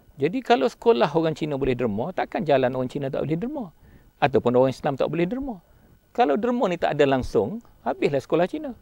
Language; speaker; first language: Malay; native; Malay